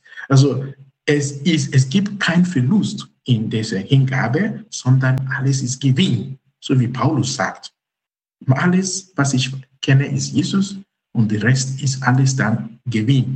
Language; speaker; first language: German; non-native, fluent; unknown